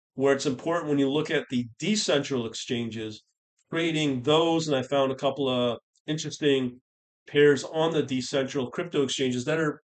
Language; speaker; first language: English; native; English